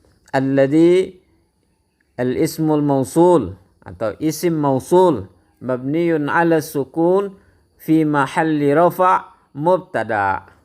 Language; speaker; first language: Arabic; non-native, fluent; Indonesian